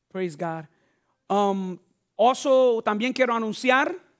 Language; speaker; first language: Spanish; non-native, fluent; English